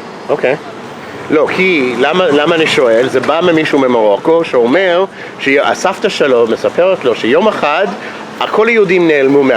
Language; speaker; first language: Hebrew; non-native, fluent; English